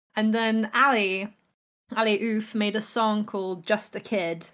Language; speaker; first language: English; native; English